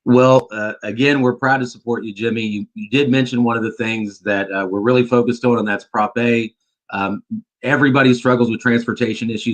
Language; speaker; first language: English; native; English